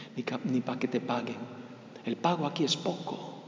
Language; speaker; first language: Spanish; early bilingual, heritage; Spanish